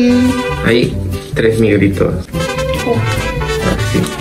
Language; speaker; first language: Spanish; native; Spanish